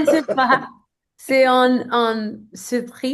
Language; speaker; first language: French; non-native, learner; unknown